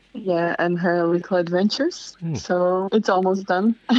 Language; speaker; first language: English; non-native, fluent; Slovak